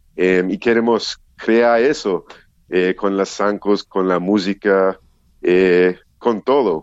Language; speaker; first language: Spanish; non-native, learner; English